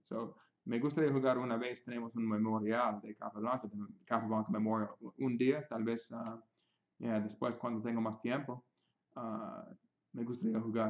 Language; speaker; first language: Spanish; non-native, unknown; English